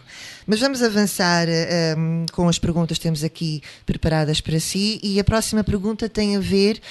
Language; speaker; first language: Portuguese; native; Portuguese